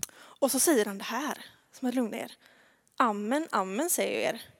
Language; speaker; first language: Swedish; native; Swedish